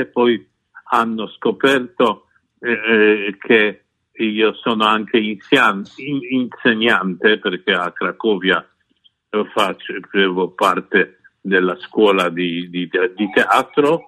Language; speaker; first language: Italian; non-native, fluent; Polish